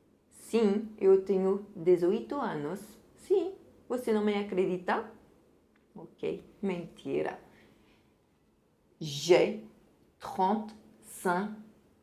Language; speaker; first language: Portuguese; non-native, fluent; French